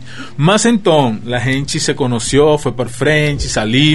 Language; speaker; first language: Portuguese; non-native, learner; Spanish